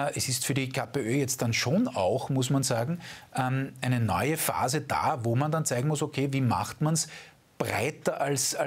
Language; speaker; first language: German; native; German